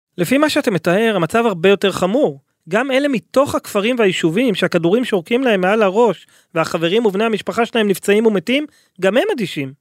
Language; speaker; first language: Hebrew; native; Hebrew